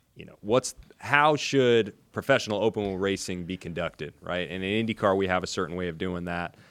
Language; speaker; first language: English; native; English